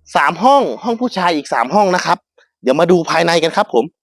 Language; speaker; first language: Thai; native; Thai